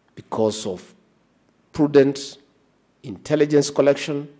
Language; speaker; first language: English; non-native, local second language; Kikuyu